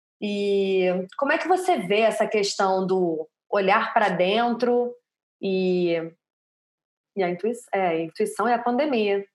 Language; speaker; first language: Portuguese; native; Portuguese